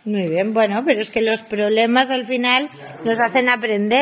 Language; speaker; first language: Spanish; native; Spanish